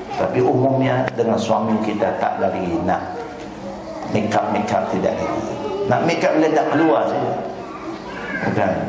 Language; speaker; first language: Malay; non-native, local second language; Chinese